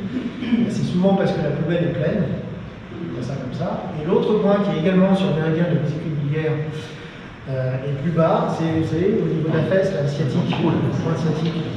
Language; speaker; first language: French; native; French